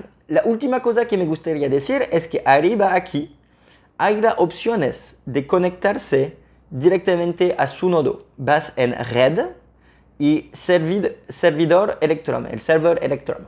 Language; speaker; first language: Spanish; non-native, fluent; French